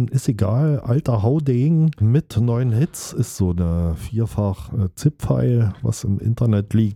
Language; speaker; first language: German; native; German